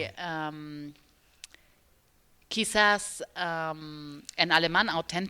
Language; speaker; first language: Spanish; non-native, learner; German